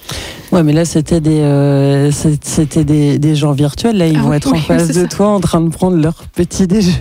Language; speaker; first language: French; native; French